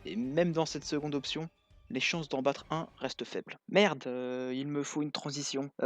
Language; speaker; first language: French; native; French